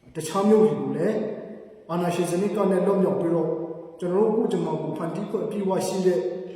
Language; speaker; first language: Burmese; non-native, local second language; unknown